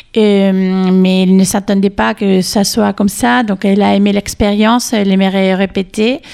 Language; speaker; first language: French; non-native, fluent; Spanish